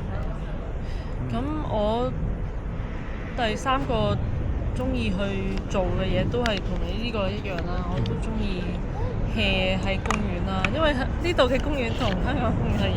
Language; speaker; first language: Cantonese; native; Cantonese